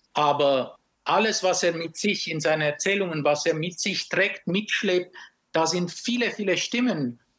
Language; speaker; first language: German; early bilingual, other home language; Romanian